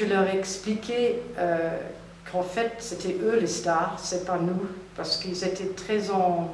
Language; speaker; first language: French; non-native, fluent; English